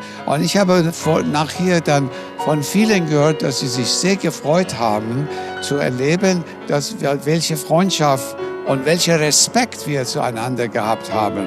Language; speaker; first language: German; non-native, fluent; Persian